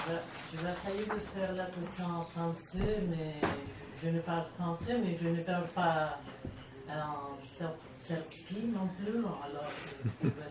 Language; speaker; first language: French; non-native, learner; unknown